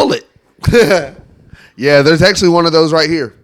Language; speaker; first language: English; native; English